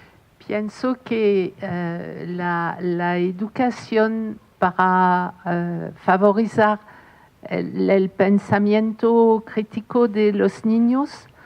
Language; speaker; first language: Spanish; non-native, fluent; French